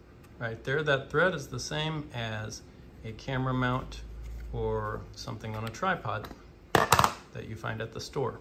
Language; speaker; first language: English; native; English